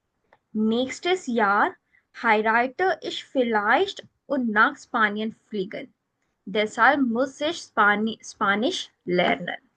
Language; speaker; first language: German; non-native, fluent; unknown